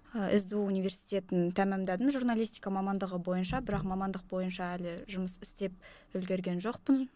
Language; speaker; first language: Kazakh; non-native, local second language; Russian